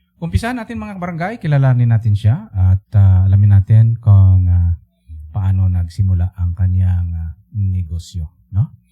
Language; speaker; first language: Filipino; non-native, local second language; Aklanon